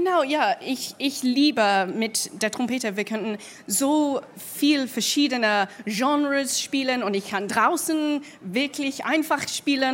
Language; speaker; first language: German; non-native, learner; English